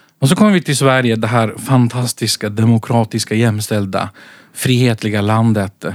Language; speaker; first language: Swedish; early bilingual, other home language; Central Kurdish